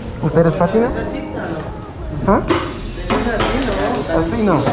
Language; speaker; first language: Spanish; non-native, learner; English